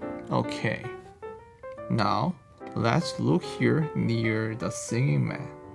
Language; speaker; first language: English; non-native, fluent; Korean